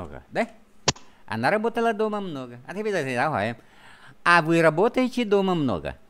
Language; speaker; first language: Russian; non-native, fluent; Vietnamese